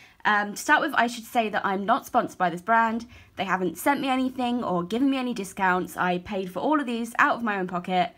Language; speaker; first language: English; native; English